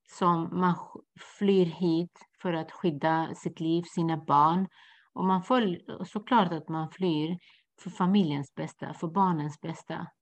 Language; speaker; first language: Swedish; non-native, fluent; Kurdish